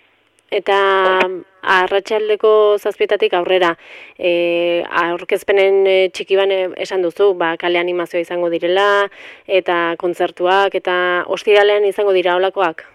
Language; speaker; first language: Basque; native; Basque